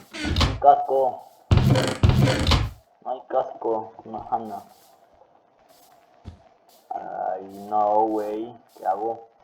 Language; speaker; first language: Spanish; native; Spanish